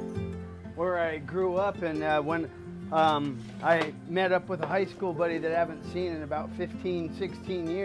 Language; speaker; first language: English; native; English